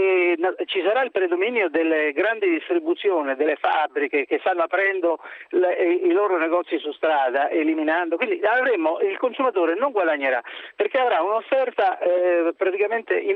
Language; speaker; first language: Italian; native; Italian